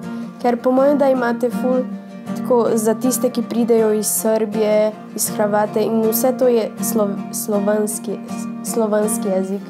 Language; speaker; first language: Slovenian; early bilingual, other home language; Portuguese